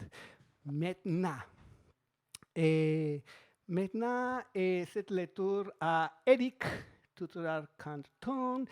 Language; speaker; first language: French; non-native, fluent; Spanish